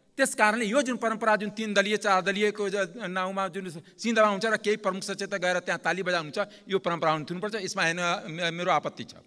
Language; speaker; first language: Nepali; non-native, local second language; Maithili